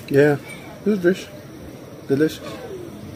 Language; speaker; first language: English; non-native, learner; Spanish